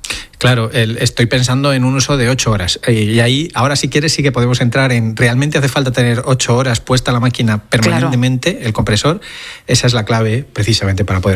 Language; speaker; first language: Spanish; native; Spanish